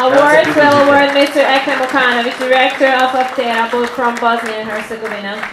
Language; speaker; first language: English; non-native, fluent; Bosnian